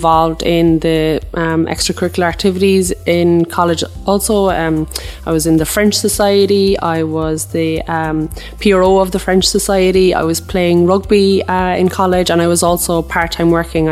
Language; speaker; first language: English; native; English